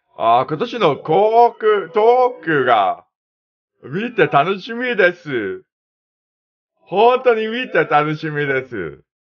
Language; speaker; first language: Japanese; non-native, learner; English